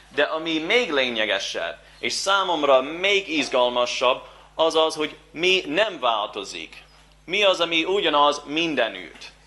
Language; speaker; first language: Hungarian; non-native, fluent; English